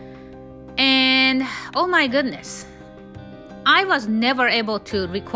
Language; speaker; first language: English; non-native, fluent; Japanese